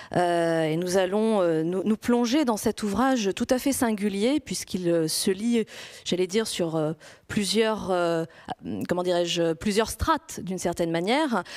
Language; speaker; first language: French; non-native, fluent; Greek